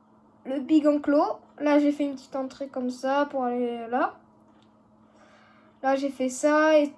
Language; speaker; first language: French; native; French